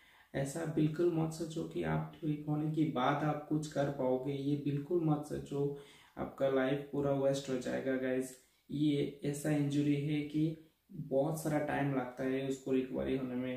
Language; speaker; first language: Hindi; non-native, local second language; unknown